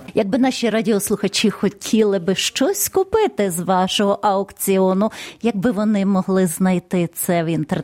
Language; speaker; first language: Ukrainian; native; Ukrainian